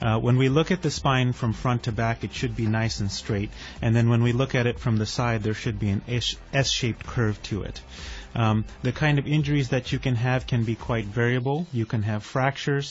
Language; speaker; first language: English; native; English